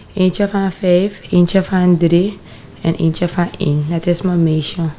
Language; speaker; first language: Dutch; non-native, local second language; Sranan Tongo